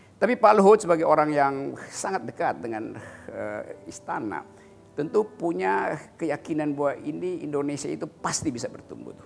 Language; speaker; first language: Indonesian; native; Indonesian